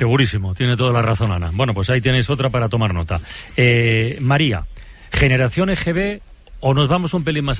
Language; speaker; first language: Spanish; native; Spanish